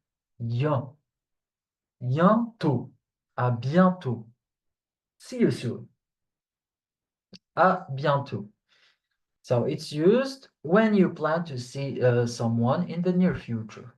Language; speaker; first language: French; non-native, fluent; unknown